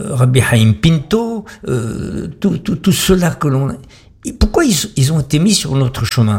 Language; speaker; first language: French; native; French